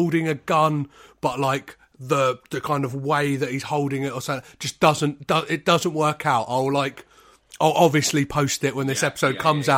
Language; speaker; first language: English; native; English